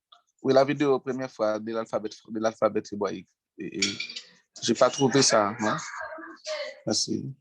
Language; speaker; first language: French; non-native, local second language; Haitian Creole